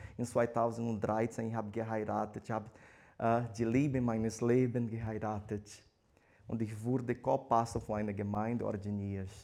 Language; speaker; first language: German; non-native, fluent; Portuguese